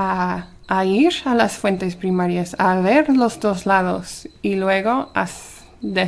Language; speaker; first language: Spanish; early bilingual, heritage; Spanish